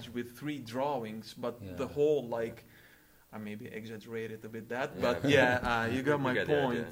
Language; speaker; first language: English; non-native, fluent; Albanian